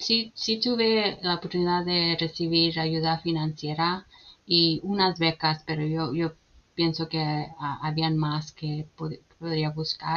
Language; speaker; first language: Spanish; early bilingual, heritage; Spanish